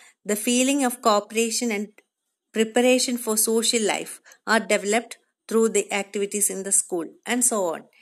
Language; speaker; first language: English; non-native, local second language; Malayalam